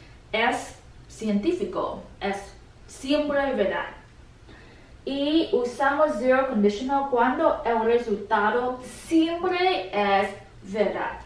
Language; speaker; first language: Spanish; non-native, learner; English